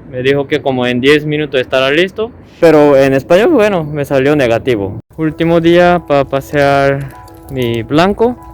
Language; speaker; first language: Spanish; non-native, fluent; Korean